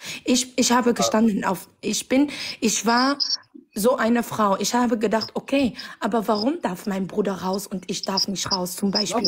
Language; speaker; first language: German; non-native, fluent; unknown